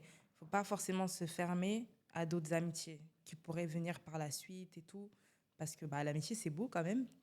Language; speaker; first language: French; native; French